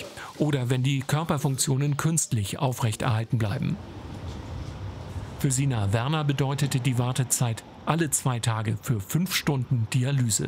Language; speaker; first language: German; native; German